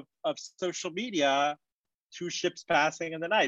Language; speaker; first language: English; early bilingual, other home language; Persian